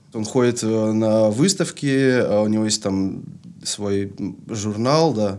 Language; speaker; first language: Russian; non-native, fluent; Dutch